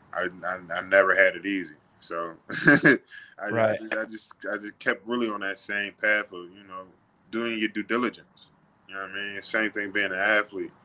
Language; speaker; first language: English; native; English